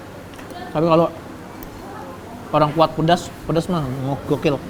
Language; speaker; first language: Indonesian; native; Indonesian